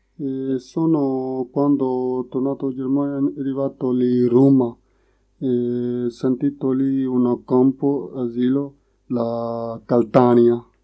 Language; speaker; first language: Italian; non-native, learner; Punjabi